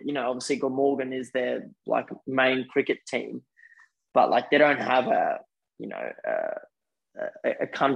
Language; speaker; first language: English; early bilingual, other home language; Afrikaans